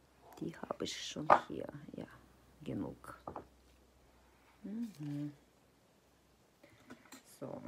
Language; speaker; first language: German; non-native, fluent; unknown